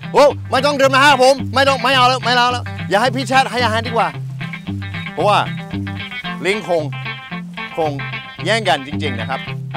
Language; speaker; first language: Thai; non-native, fluent; English